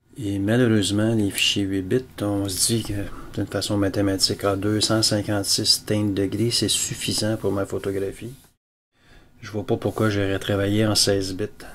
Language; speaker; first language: French; native; French